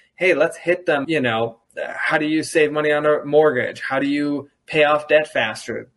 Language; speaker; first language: English; early bilingual, other home language; German